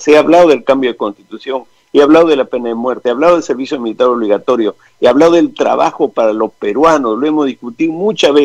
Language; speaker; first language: Spanish; native; Spanish